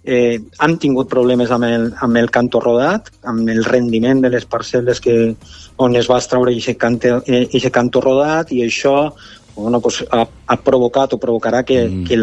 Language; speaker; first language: Catalan; native; Catalan